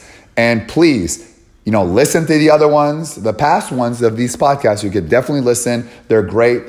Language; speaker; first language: English; native; English